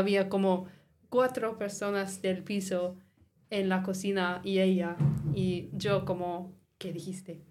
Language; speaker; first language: Spanish; non-native, learner; English